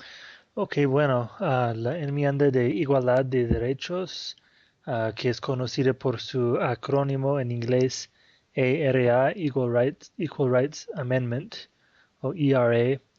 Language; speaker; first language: Spanish; non-native, fluent; Portuguese